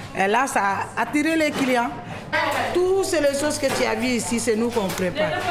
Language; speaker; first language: French; non-native, local second language; Wolof